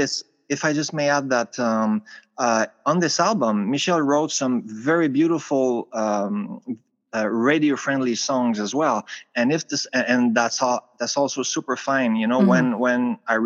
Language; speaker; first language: English; non-native, fluent; French